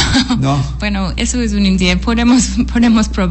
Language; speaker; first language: Spanish; non-native, fluent; English